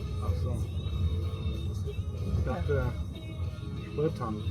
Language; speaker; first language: German; native; German